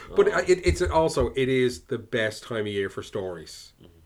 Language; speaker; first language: English; native; English